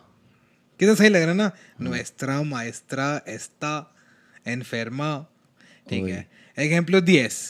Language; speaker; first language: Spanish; non-native, learner; Hindi